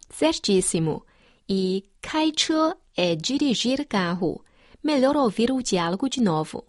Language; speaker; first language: Portuguese; non-native, fluent; Chinese